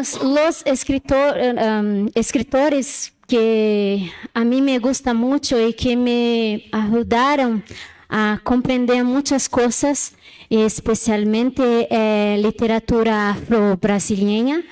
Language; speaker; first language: Spanish; non-native, learner; Portuguese